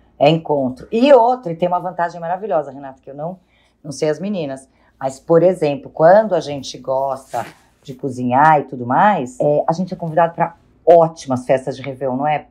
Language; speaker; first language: Portuguese; native; Portuguese